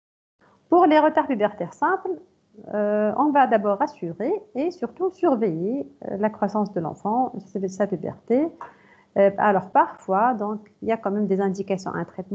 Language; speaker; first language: French; non-native, local second language; Arabic